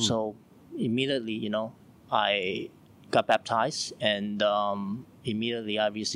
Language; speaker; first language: English; non-native, local second language; Cantonese